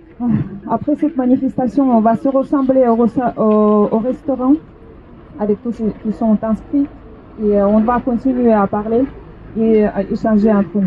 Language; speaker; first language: French; non-native, fluent; Russian